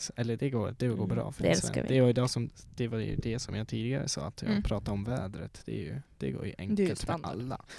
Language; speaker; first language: Swedish; non-native, fluent; Swiss German